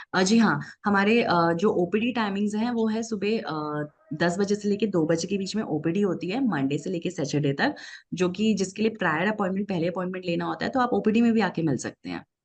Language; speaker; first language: Hindi; native; Hindi